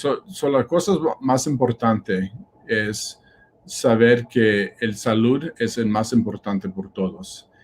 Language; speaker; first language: Spanish; early bilingual, other home language; English